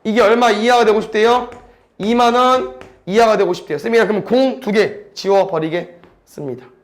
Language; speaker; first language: Korean; native; Korean